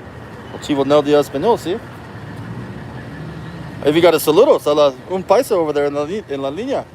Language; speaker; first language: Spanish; early bilingual, heritage; English